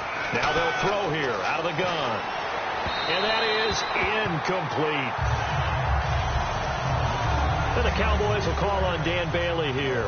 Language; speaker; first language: English; native; English